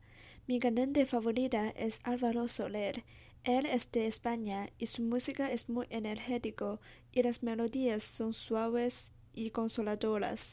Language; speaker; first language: Spanish; non-native, learner; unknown